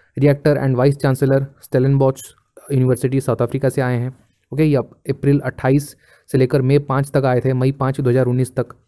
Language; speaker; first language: Hindi; native; Hindi